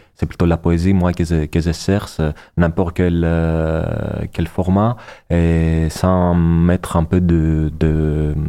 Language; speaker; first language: French; non-native, fluent; Greek